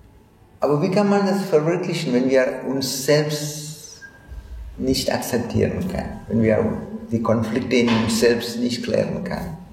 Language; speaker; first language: German; non-native, fluent; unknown